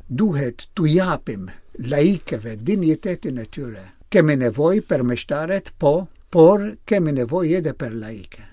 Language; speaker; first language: Albanian; non-native, fluent; Maltese